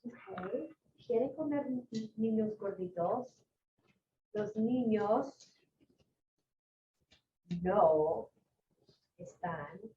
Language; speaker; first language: Spanish; non-native, fluent; English